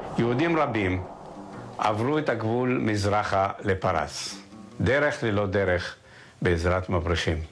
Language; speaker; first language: Hebrew; early bilingual, other home language; Arabic